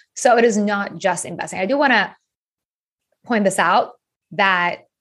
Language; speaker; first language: English; non-native, fluent; Persian